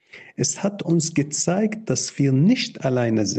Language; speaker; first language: German; non-native, fluent; Arabic